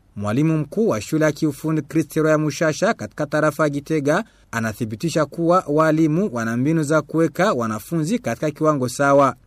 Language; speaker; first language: Swahili; non-native, local second language; Rundi